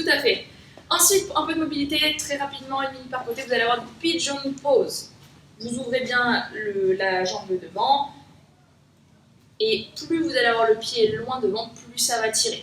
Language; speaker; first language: French; native; French